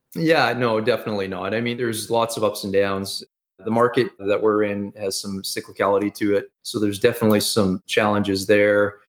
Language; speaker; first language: English; native; English